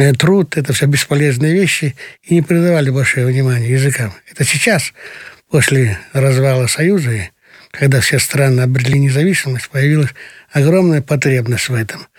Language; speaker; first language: Russian; non-native, local second language; Kyrgyz